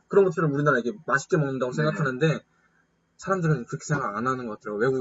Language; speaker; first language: Korean; native; Korean